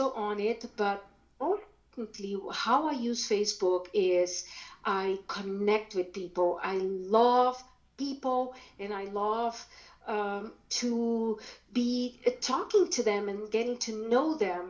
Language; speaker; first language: English; non-native, fluent; German